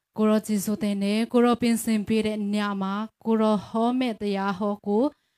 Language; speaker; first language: Burmese; non-native, local second language; Tedim Chin